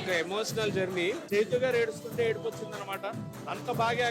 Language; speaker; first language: Telugu; native; Telugu